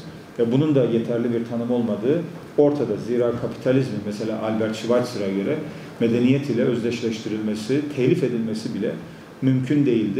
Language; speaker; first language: Turkish; native; Turkish